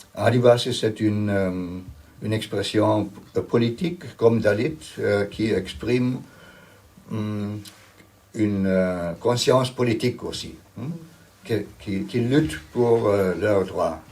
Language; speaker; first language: French; non-native, learner; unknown